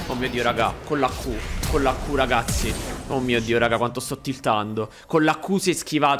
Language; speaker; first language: Italian; native; Italian